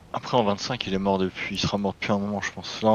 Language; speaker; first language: French; native; French